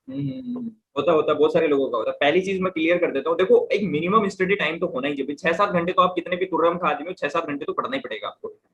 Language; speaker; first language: Hindi; native; Hindi